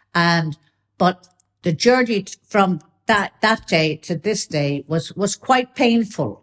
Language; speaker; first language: English; native; English